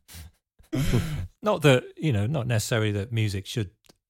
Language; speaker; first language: English; native; English